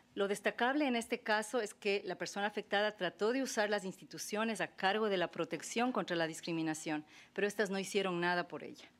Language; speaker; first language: Spanish; native; Spanish